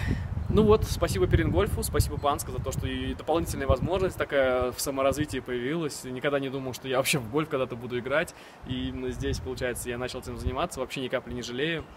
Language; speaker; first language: Russian; native; Russian